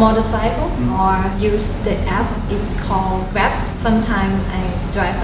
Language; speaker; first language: English; non-native, learner; Thai